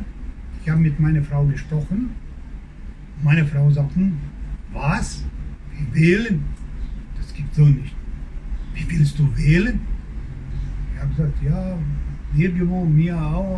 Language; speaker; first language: German; non-native, learner; Croatian